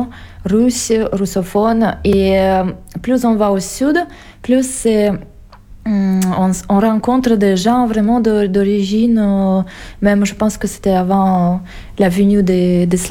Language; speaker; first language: French; non-native, fluent; Russian